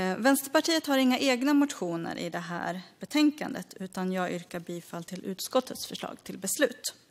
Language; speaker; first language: Swedish; early bilingual, other home language; Greek